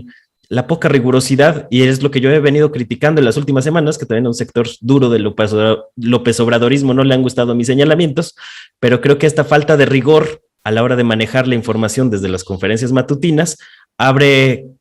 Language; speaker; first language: Spanish; native; Spanish